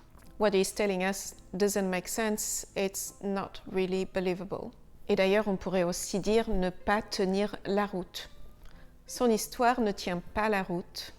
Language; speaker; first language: French; native; French